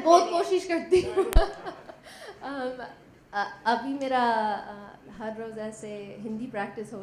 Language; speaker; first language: Hindi; non-native, learner; English